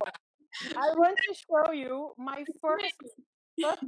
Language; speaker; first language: English; non-native, learner; Portuguese